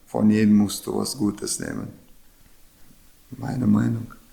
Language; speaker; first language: German; non-native, learner; Chechen